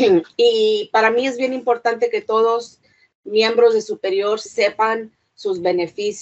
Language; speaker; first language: Spanish; early bilingual, heritage; Spanish